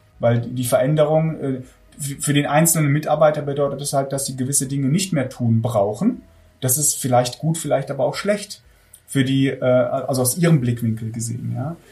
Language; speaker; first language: German; early bilingual, other home language; Armenian